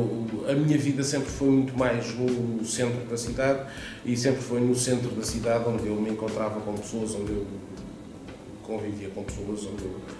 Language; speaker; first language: Portuguese; non-native, fluent; Italian